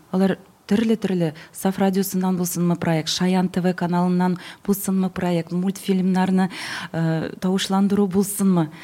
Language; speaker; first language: Tatar; native; Tatar